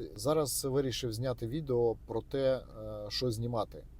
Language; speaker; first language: Ukrainian; native; Ukrainian